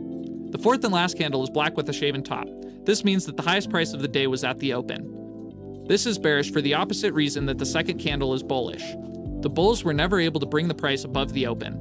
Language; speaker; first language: English; native; English